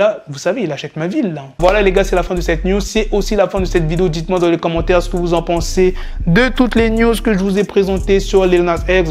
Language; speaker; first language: French; native; French